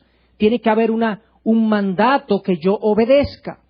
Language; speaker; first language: Spanish; native; Spanish